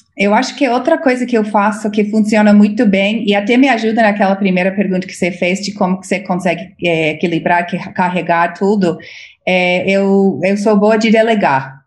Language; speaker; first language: Portuguese; non-native, fluent; English